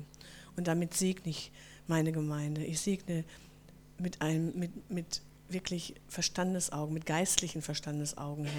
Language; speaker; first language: German; native; German